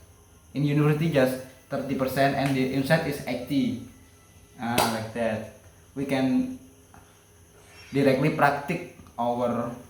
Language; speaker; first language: English; non-native, learner; Indonesian